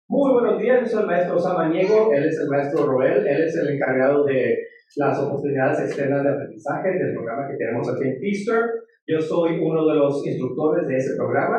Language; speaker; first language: Spanish; native; Spanish